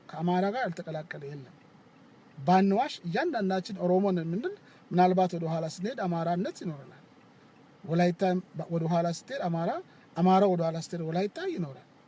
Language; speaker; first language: Amharic; non-native, local second language; Wolaytta